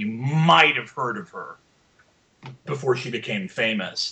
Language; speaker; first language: English; native; English